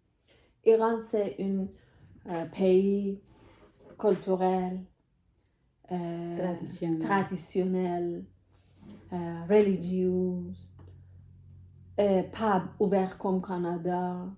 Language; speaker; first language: French; non-native, learner; Persian